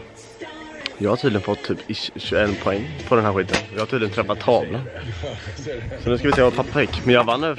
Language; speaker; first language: Swedish; native; Swedish